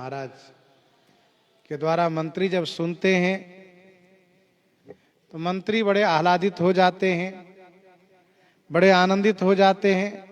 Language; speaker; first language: Hindi; native; Hindi